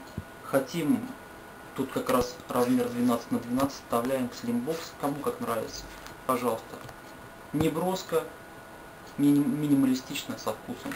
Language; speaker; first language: Russian; native; Russian